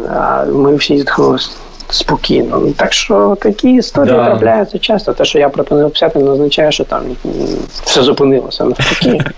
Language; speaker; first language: Ukrainian; non-native, fluent; Russian